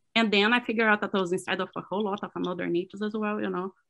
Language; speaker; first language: English; non-native, fluent; Portuguese